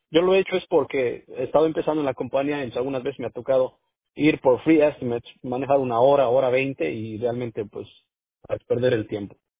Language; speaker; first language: Spanish; native; Spanish